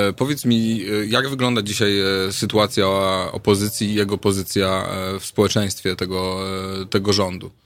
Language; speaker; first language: Polish; native; Polish